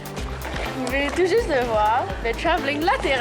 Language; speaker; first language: French; non-native, local second language; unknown